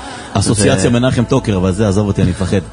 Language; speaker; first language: Hebrew; native; Hebrew